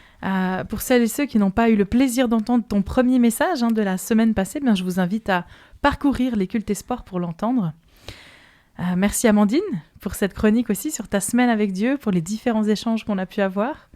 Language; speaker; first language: French; native; French